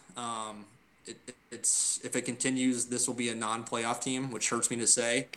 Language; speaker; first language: English; native; English